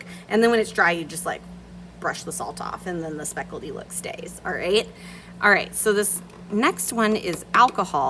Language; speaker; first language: English; native; English